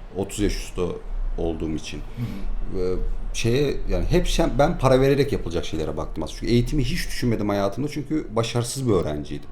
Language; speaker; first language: Turkish; native; Turkish